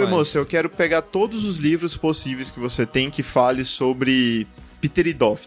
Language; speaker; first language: Portuguese; native; Portuguese